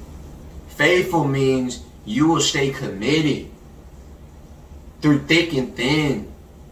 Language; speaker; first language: English; native; English